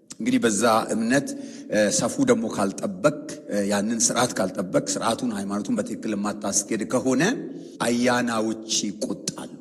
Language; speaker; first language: Amharic; non-native, local second language; Oromo